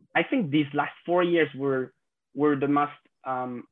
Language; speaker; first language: English; non-native, fluent; French